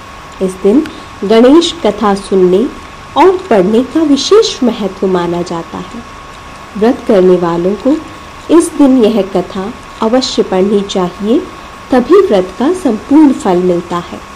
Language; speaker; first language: Hindi; native; Hindi